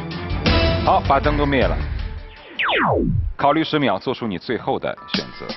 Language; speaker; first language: Chinese; native; Chinese